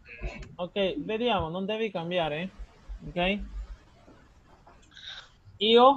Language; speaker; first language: Italian; non-native, fluent; Spanish